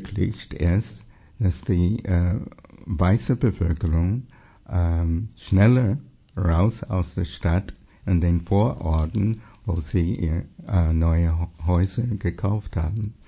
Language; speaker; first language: German; non-native, fluent; English